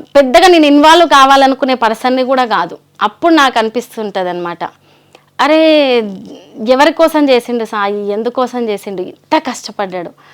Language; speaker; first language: Telugu; native; Telugu